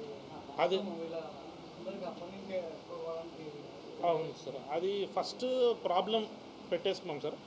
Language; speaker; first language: Telugu; native; Telugu